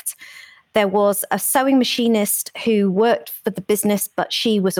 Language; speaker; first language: English; native; English